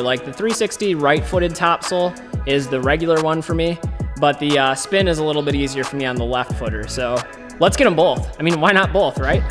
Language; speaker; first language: English; native; English